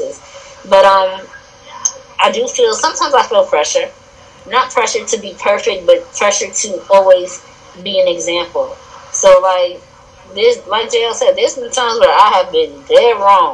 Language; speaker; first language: English; native; English